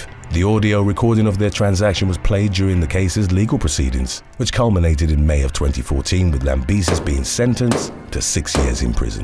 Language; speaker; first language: English; native; English